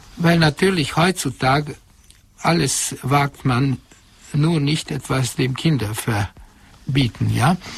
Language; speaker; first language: German; non-native, fluent; Hungarian